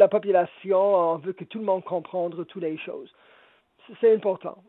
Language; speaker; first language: French; non-native, local second language; English